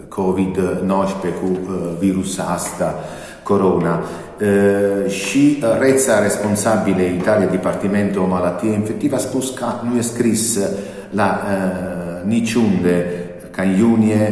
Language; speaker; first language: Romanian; non-native, learner; Italian